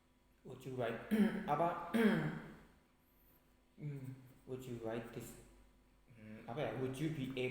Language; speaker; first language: English; non-native, fluent; Indonesian